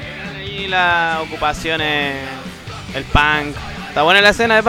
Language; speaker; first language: Spanish; native; Spanish